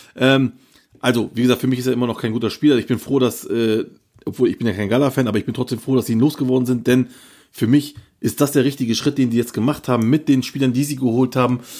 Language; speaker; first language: German; early bilingual, other home language; Turkish